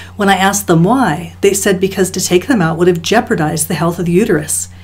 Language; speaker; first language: English; native; English